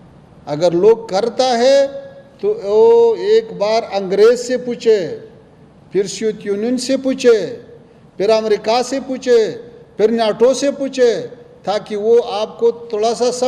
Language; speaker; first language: Hindi; non-native, fluent; Pashto